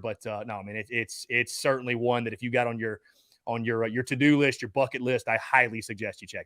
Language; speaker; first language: English; native; English